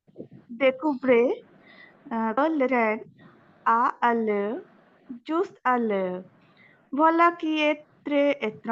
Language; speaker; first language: French; non-native, learner; Bangla